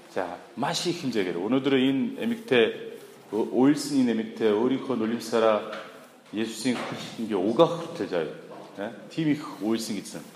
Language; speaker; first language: Mongolian; non-native, fluent; Korean